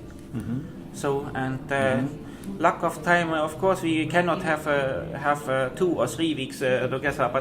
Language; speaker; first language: English; non-native, fluent; Estonian